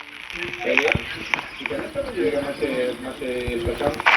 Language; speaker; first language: Hebrew; native; Hebrew